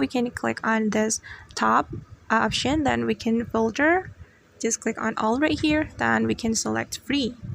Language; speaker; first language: English; non-native, fluent; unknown